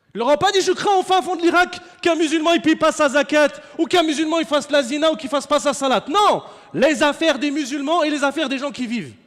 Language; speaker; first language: French; native; French